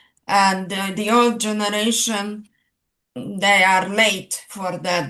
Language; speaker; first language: English; non-native, fluent; Serbian